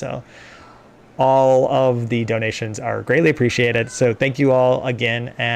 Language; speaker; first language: English; native; English